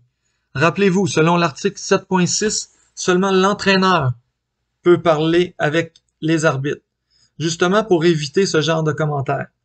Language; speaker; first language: French; native; French